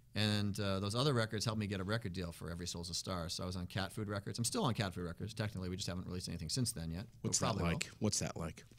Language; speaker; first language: English; native; English